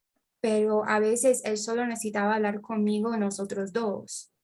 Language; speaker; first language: Spanish; non-native, fluent; English